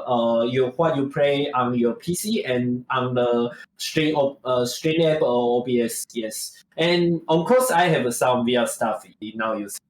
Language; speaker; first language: English; non-native, learner; Chinese